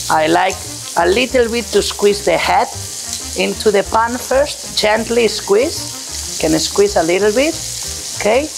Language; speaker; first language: English; non-native, fluent; Catalan